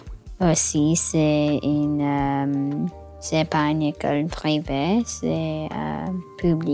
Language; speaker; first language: French; early bilingual, other home language; English